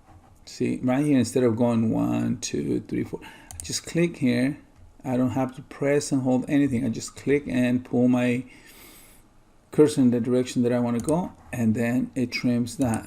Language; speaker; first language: English; native; English